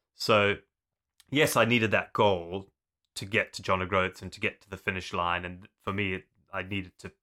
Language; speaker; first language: English; native; English